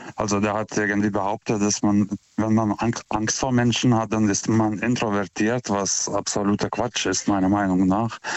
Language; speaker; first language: German; non-native, fluent; Lithuanian